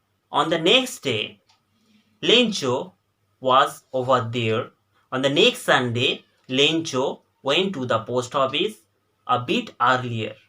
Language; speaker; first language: English; non-native, local second language; Bangla